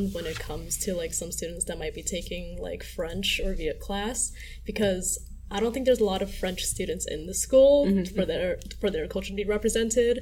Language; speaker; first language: English; native; English